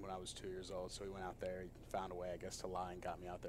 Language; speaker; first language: English; native; English